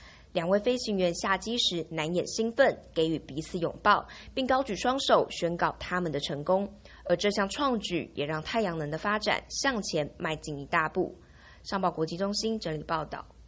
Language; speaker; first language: Chinese; native; Chinese